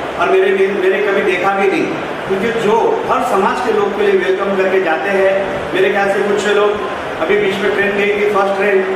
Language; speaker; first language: Hindi; non-native, local second language; Lambadi